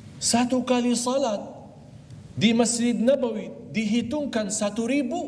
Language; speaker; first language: Malay; non-native, fluent; Arabic